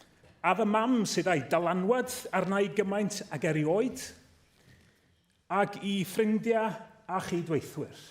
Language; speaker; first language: Welsh; native; Welsh